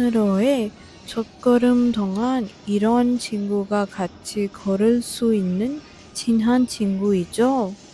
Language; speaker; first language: Korean; non-native, fluent; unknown